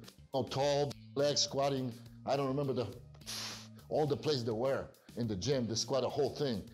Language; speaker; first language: English; non-native, fluent; Polish